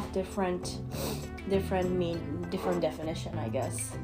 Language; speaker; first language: English; early bilingual, other home language; Japanese